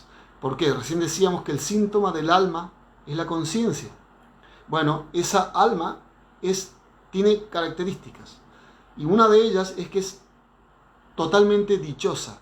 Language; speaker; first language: Spanish; native; Spanish